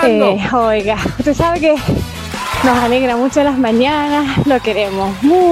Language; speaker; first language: Spanish; native; Spanish